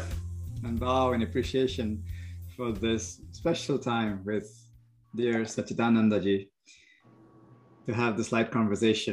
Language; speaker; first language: English; non-native, local second language; Bangla